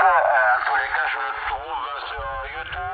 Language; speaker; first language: French; early bilingual, heritage; Italian